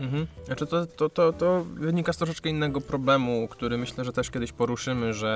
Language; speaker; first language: Polish; native; Polish